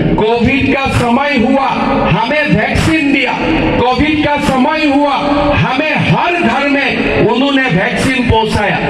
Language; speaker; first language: Hindi; non-native, local second language; Assamese